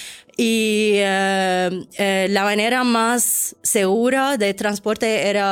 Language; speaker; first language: Spanish; non-native, fluent; Arabic